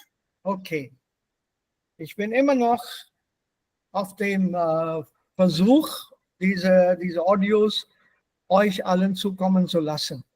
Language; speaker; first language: German; non-native, fluent; Hindi